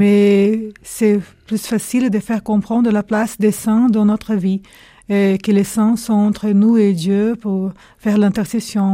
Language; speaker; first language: French; non-native, fluent; Portuguese